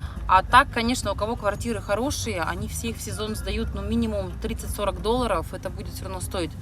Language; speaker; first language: Russian; native; Russian